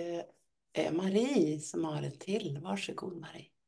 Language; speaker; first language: Swedish; native; Swedish